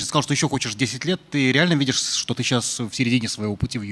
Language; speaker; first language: Russian; native; Russian